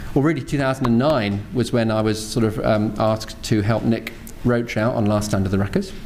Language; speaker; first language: English; native; English